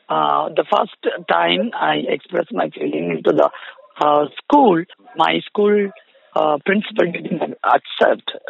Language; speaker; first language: English; non-native, local second language; Tamil